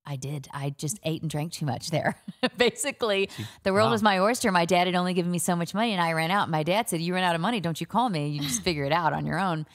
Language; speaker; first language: English; native; English